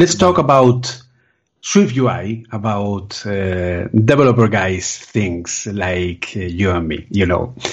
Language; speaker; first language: English; non-native, fluent; Spanish